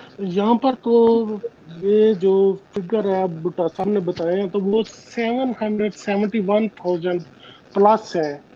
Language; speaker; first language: Urdu; non-native, local second language; Punjabi